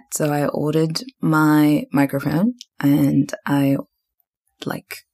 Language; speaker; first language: English; native; English